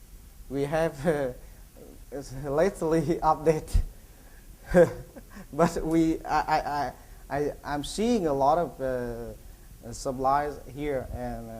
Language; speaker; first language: English; non-native, learner; Vietnamese